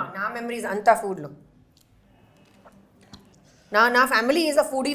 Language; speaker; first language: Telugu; non-native, local second language; Hindi